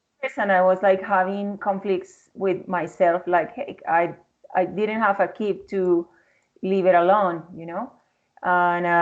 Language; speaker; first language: English; non-native, fluent; Spanish